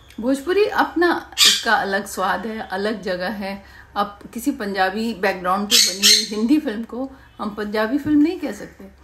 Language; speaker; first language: Hindi; native; Hindi